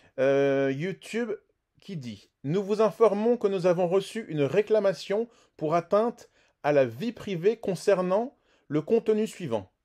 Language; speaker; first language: French; native; French